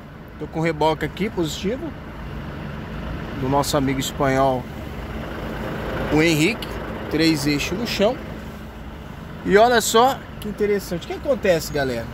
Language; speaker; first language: Portuguese; native; Portuguese